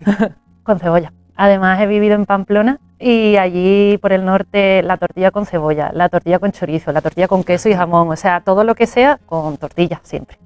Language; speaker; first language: Spanish; native; Spanish